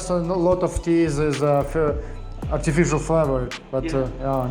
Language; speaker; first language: English; non-native, learner; Russian